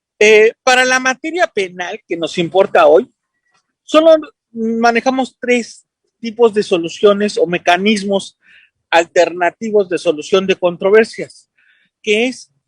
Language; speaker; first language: Spanish; native; Spanish